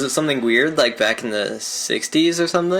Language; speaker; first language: English; native; English